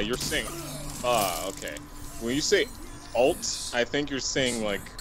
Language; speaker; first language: English; native; English